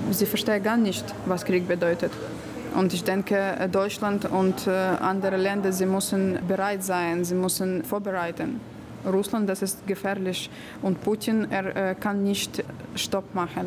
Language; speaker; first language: German; non-native, learner; Ukrainian